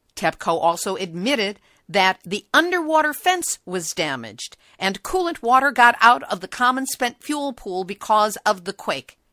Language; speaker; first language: English; native; English